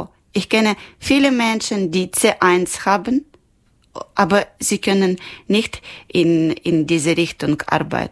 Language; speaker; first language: German; non-native, learner; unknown